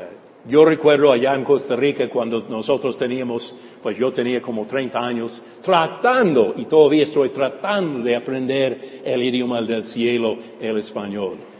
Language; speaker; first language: Spanish; non-native, fluent; English